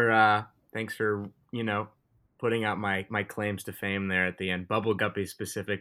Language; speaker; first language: English; native; English